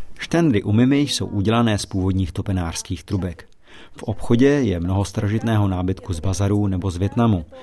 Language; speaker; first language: Czech; native; Czech